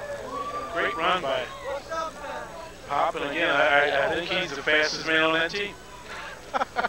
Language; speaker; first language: English; native; English